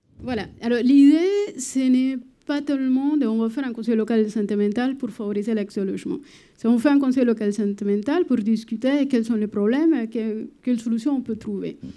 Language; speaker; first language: French; non-native, fluent; Spanish